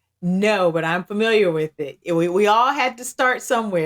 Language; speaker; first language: English; native; English